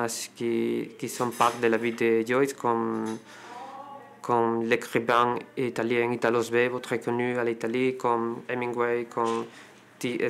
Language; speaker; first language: French; non-native, fluent; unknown